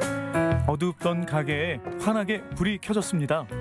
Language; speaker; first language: Korean; native; Korean